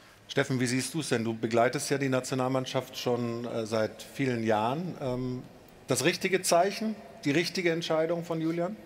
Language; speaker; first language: German; native; German